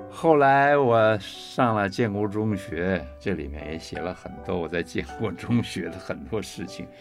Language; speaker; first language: Chinese; native; Chinese